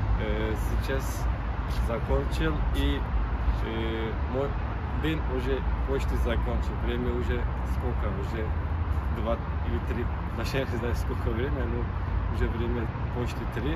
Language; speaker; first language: Russian; non-native, learner; Turkish